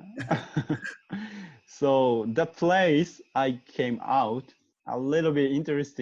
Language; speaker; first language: English; non-native, learner; Japanese